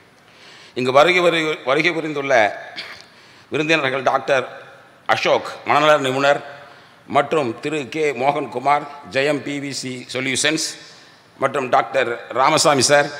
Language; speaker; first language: Tamil; native; Tamil